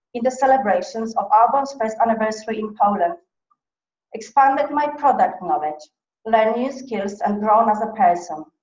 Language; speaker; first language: English; non-native, fluent; Polish